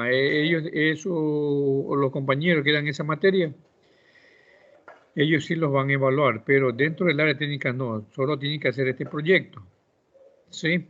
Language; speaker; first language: Spanish; native; Spanish